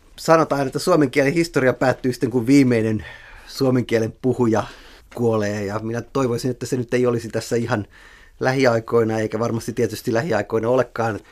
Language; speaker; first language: Finnish; native; Finnish